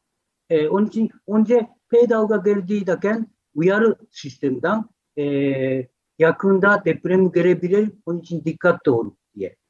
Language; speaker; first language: Turkish; non-native, fluent; Japanese